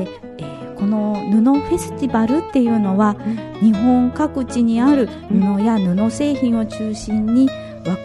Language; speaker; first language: Japanese; native; Japanese